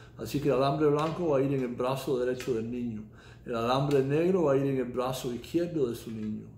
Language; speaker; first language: Spanish; early bilingual, heritage; Spanish